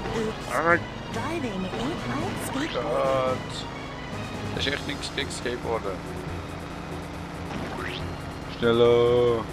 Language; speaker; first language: German; native; German